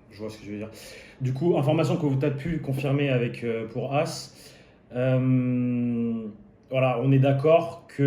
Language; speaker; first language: French; native; French